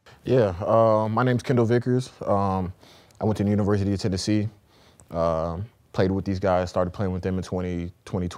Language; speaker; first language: English; native; English